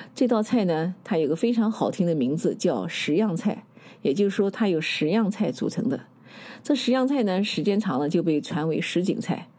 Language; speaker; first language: Chinese; native; Chinese